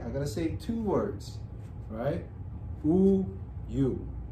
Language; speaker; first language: English; non-native, fluent; Korean